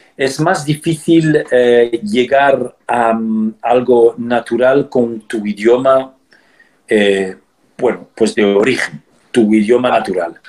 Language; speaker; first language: Spanish; early bilingual, heritage; Spanish